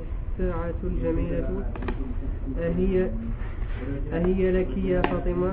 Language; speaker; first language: Arabic; non-native, learner; French